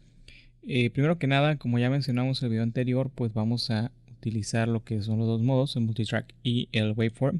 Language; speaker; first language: Spanish; native; Spanish